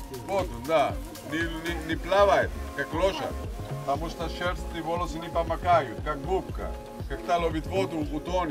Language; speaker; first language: Russian; non-native, learner; Greek